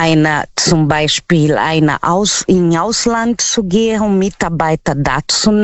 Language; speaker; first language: German; non-native, learner; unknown